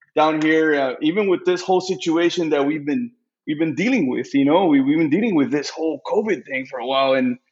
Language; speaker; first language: English; early bilingual, other home language; Spanish